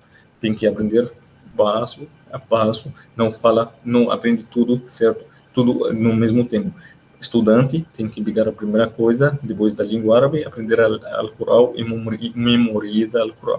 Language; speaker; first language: Portuguese; non-native, learner; Arabic